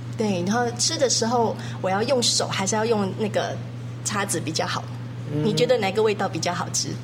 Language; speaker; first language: Chinese; native; Chinese